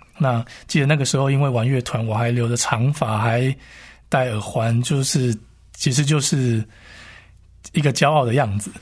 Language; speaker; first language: Chinese; native; Chinese